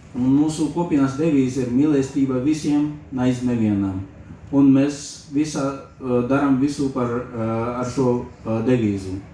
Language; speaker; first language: Latvian; non-native, learner; Urdu